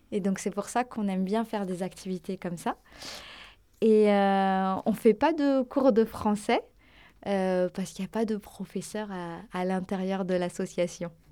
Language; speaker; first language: French; early bilingual, other home language; Tamil